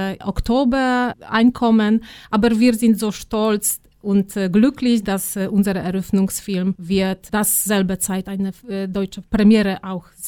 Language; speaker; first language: German; non-native, fluent; Polish